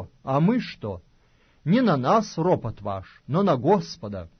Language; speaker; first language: Russian; native; Russian